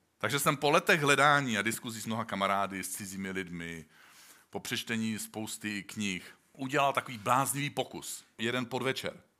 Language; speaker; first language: Czech; native; Czech